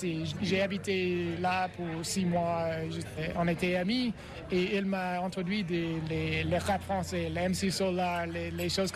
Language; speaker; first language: French; non-native, learner; English